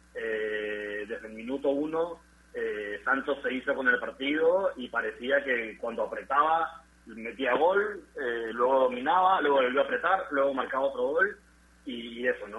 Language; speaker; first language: Spanish; native; Spanish